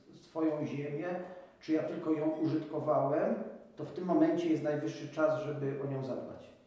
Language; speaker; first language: Polish; native; Polish